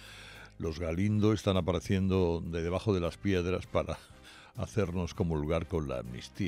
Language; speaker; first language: Spanish; native; Spanish